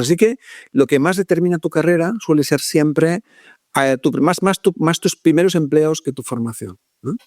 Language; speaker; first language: Spanish; native; Spanish